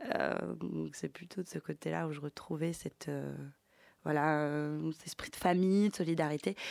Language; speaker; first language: French; early bilingual, other home language; Ukrainian